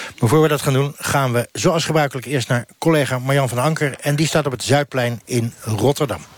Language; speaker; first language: Dutch; native; Dutch